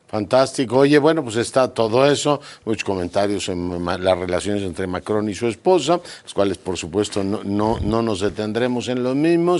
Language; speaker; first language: Spanish; native; Spanish